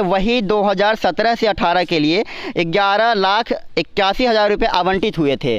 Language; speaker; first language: Hindi; native; Hindi